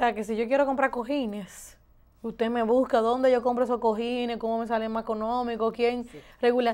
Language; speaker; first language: Spanish; native; Spanish